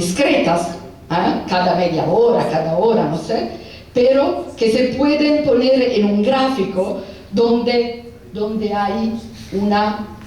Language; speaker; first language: Spanish; non-native, fluent; Italian